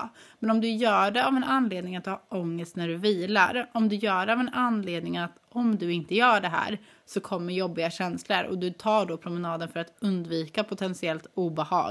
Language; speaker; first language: Swedish; native; Swedish